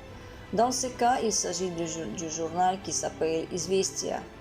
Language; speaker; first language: French; non-native, fluent; Russian